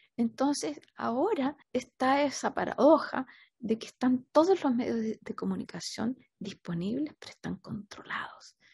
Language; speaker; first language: Spanish; native; Spanish